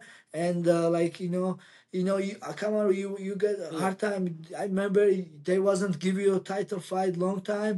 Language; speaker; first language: English; non-native, learner; Georgian